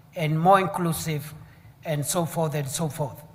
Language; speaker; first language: English; non-native, local second language; Swahili